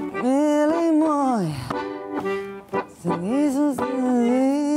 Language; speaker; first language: Serbian; native; Serbian